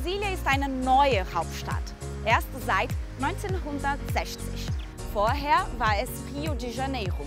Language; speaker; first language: German; early bilingual, heritage; German